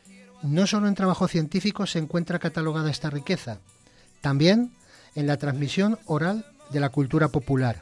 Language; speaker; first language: Spanish; native; Spanish